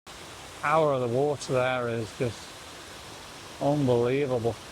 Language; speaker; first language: English; native; English